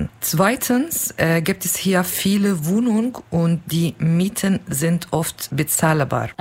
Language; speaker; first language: German; non-native, learner; Kurdish